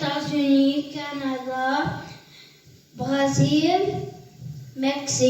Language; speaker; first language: French; non-native, learner; Arabic